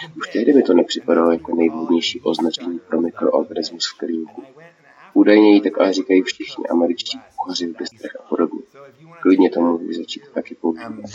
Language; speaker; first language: Czech; non-native, fluent; English